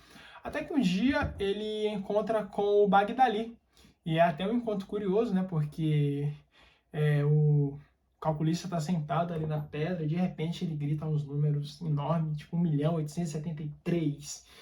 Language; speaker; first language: Portuguese; native; Portuguese